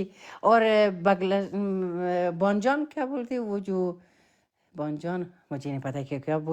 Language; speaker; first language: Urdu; non-native, fluent; Persian